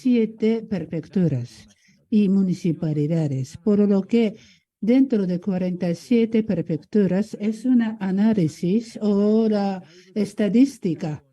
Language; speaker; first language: Spanish; non-native, learner; Japanese